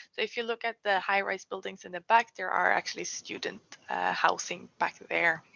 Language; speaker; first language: English; non-native, fluent; Norwegian